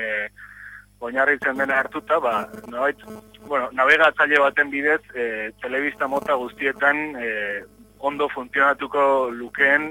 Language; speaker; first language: Basque; native; Basque